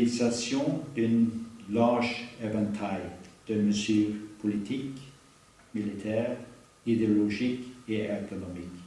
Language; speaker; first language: French; non-native, learner; Norwegian